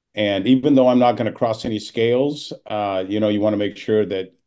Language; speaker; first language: English; native; English